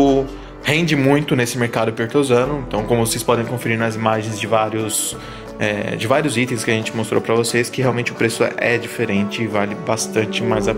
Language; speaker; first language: Portuguese; native; Portuguese